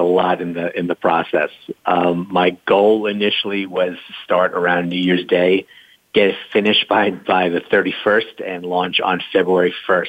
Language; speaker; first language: English; native; English